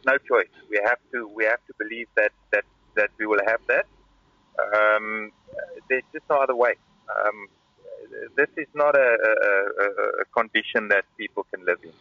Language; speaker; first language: English; non-native, local second language; Afrikaans